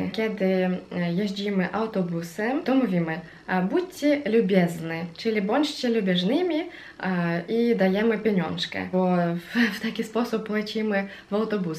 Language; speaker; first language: Polish; non-native, fluent; Russian